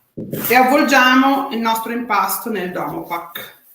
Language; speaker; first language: Italian; native; Italian